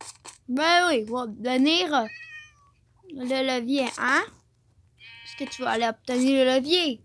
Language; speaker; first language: French; native; French